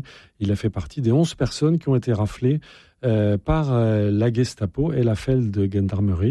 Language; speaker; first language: French; native; French